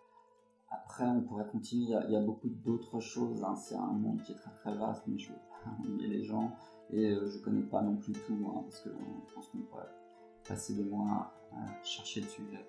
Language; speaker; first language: French; native; French